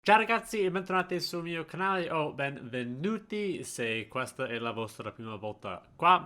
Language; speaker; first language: Italian; non-native, fluent; English